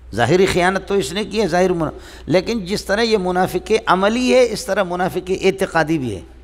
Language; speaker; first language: Urdu; non-native, local second language; Baluchi